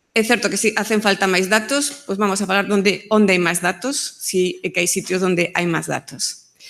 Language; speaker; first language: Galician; non-native, local second language; Spanish